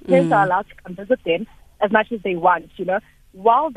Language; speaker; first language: English; non-native, local second language; Zulu